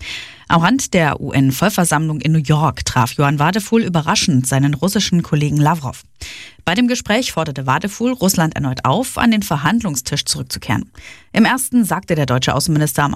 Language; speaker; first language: German; native; German